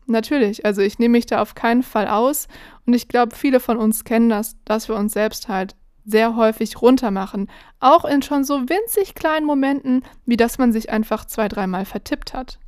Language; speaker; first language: German; native; German